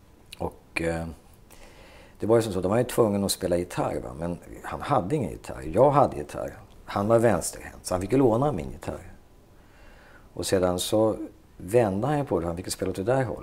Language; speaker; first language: Swedish; native; Swedish